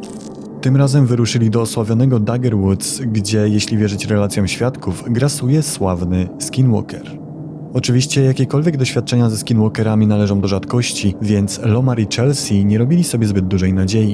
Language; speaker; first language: Polish; native; Polish